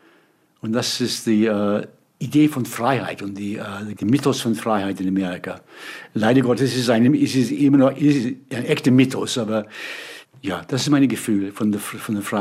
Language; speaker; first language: German; non-native, fluent; English